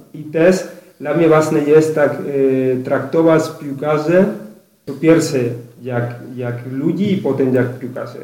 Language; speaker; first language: Polish; non-native, learner; Spanish